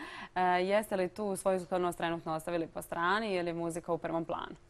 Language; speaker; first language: Bosnian; native; Bosnian